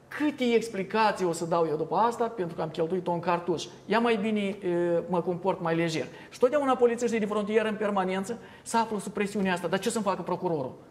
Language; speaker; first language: Romanian; native; Romanian